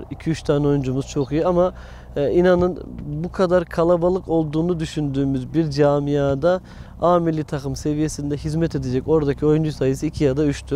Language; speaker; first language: Turkish; native; Turkish